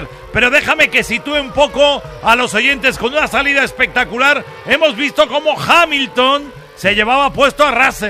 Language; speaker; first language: Spanish; native; Spanish